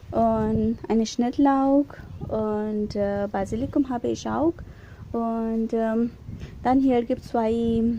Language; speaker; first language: German; non-native, learner; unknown